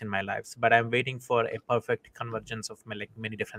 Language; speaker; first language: English; non-native, local second language; Telugu